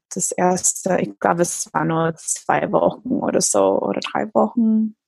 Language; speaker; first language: German; non-native, fluent; English